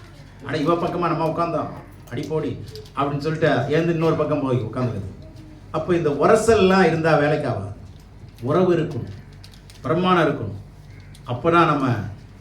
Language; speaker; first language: Tamil; native; Tamil